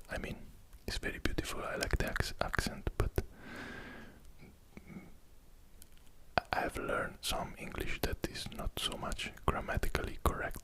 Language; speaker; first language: English; non-native, fluent; Italian